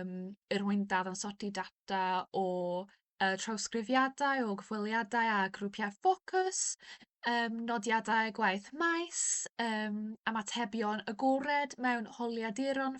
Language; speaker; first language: Welsh; non-native, local second language; English